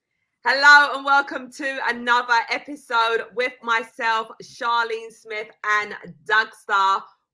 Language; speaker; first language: English; native; English